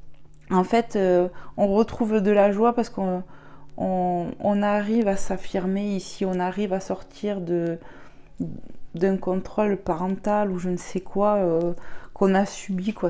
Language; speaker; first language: French; native; French